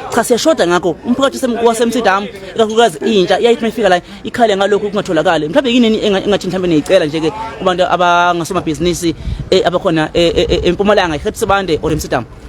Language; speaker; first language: Zulu; native; Zulu